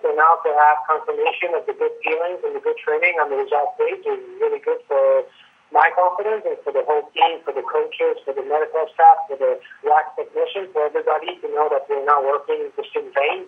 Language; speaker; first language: English; non-native, local second language; French